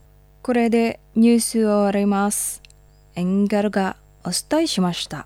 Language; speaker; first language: Japanese; non-native, fluent; Indonesian